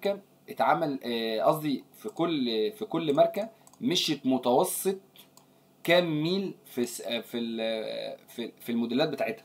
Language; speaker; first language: Arabic; native; Arabic